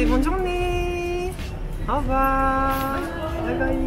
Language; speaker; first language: French; non-native, fluent; Japanese